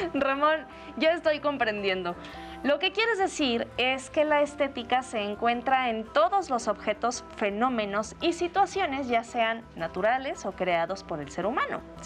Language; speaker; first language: Spanish; native; Spanish